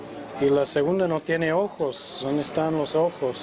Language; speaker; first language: Spanish; non-native, fluent; English